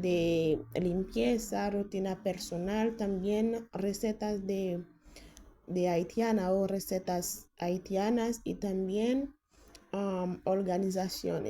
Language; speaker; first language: Spanish; non-native, fluent; Haitian Creole